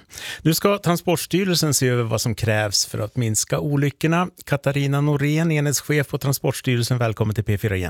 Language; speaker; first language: Swedish; native; Swedish